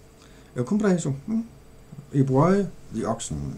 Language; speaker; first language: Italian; non-native, learner; Danish